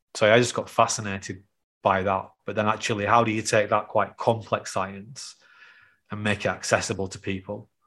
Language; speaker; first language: English; native; English